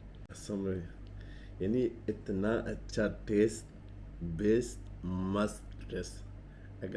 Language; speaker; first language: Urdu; non-native, local second language; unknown